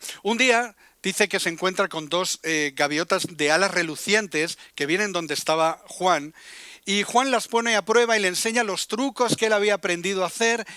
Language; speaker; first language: Spanish; native; Spanish